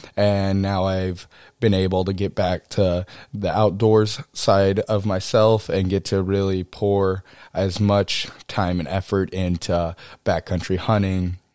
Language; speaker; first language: English; native; English